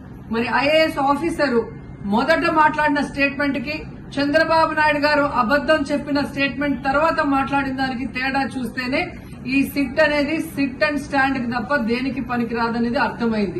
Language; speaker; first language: Telugu; native; Telugu